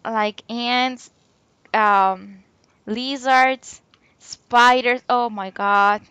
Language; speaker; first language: English; non-native, local second language; Spanish